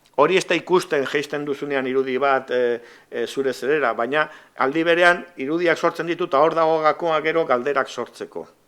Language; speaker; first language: Basque; native; Basque